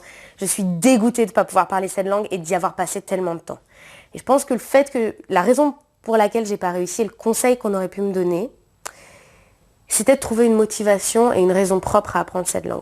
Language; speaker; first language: French; native; French